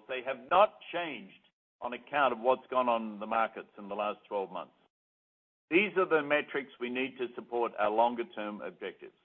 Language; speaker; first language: English; native; English